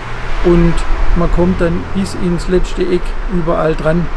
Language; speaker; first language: German; native; German